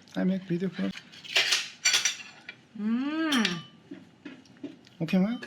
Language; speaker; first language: English; non-native, learner; Korean